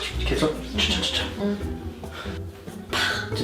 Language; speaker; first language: Korean; non-native, learner; English